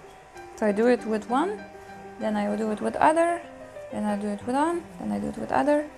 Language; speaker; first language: English; non-native, fluent; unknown